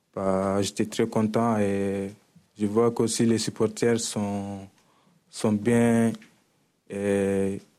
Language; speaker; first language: French; non-native, local second language; Wolof